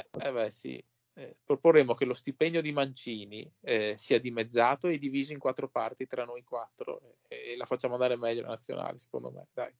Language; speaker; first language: Italian; native; Italian